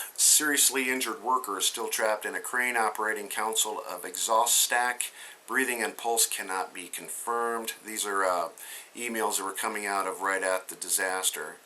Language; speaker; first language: English; native; English